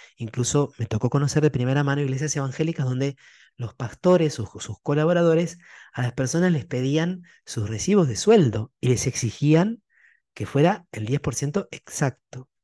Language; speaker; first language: Spanish; native; Spanish